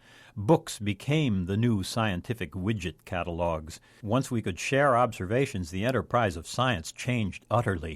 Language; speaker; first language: English; native; English